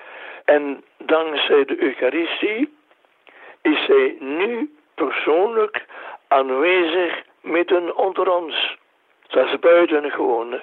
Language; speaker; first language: Dutch; non-native, local second language; French